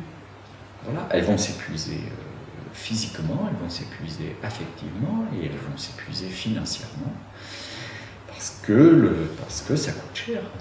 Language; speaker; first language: French; native; French